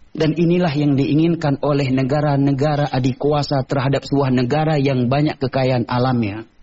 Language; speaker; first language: Indonesian; non-native, local second language; Achinese